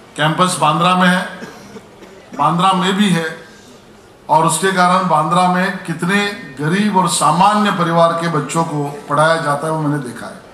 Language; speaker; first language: Hindi; non-native, local second language; Marathi